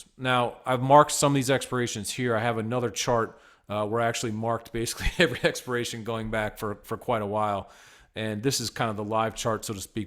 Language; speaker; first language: English; native; English